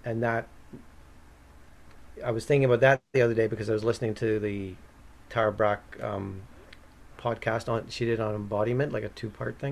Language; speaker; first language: English; native; English